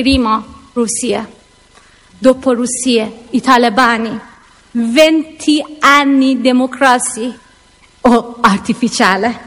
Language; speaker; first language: Italian; non-native, learner; Persian